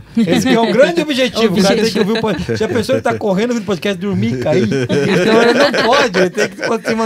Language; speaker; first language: Portuguese; native; Portuguese